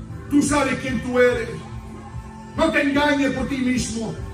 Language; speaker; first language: Spanish; native; Spanish